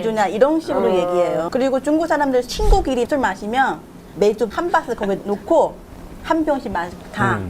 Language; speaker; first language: Korean; non-native, fluent; Chinese